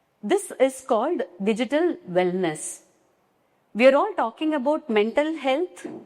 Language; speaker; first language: English; non-native, local second language; Tamil